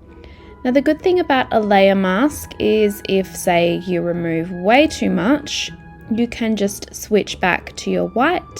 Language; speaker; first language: English; native; English